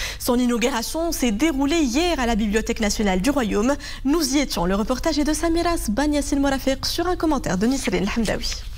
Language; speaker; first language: French; non-native, local second language; Arabic